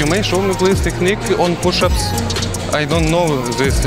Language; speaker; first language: English; non-native, learner; Russian